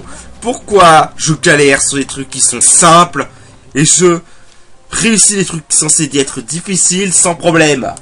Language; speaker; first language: French; native; French